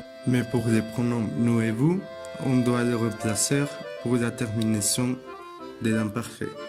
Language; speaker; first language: French; non-native, fluent; Spanish